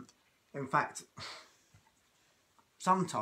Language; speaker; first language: English; native; English